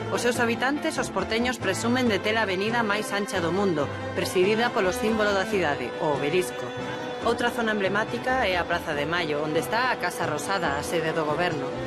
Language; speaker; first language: Galician; native; Galician